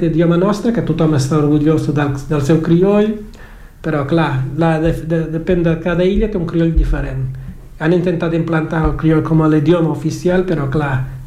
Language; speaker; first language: Catalan; non-native, fluent; Kabuverdianu